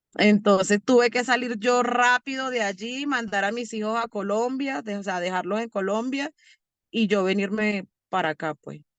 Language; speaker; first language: Spanish; native; Spanish